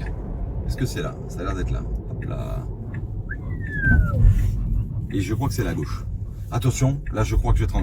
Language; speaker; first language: French; native; French